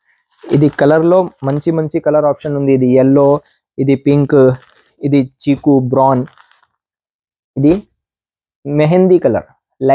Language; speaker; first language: Telugu; non-native, local second language; Urdu